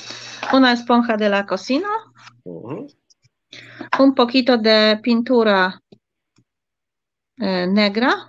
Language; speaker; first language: Spanish; non-native, fluent; Polish